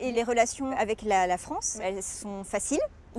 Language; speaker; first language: French; native; French